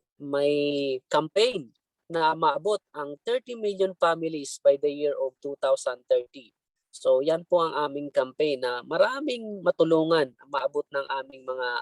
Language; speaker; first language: Filipino; non-native, local second language; Bikol